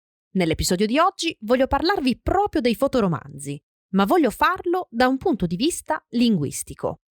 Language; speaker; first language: Italian; native; Italian